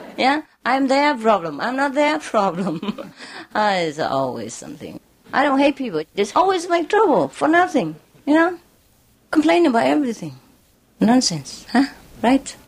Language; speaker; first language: English; non-native, fluent; Vietnamese